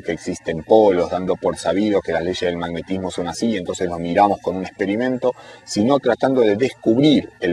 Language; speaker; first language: Spanish; native; Spanish